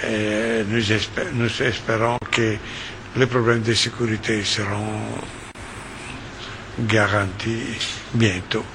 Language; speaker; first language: French; non-native, fluent; Italian